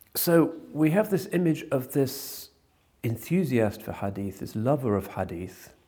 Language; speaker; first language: English; native; English